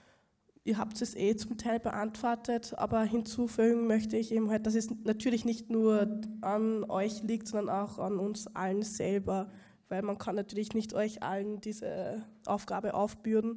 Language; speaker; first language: German; native; German